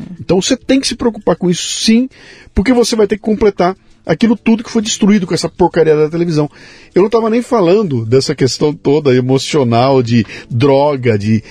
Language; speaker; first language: Portuguese; native; Portuguese